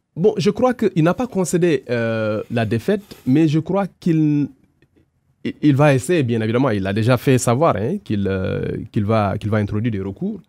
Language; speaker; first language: French; non-native, local second language; Wolof